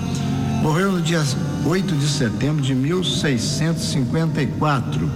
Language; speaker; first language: Portuguese; native; Portuguese